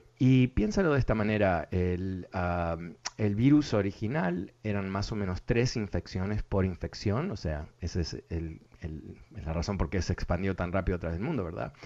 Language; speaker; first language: Spanish; early bilingual, other home language; English